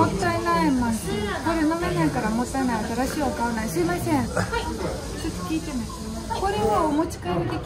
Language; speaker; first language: Japanese; non-native, fluent; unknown